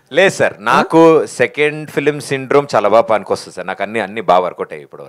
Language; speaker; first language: Telugu; native; Telugu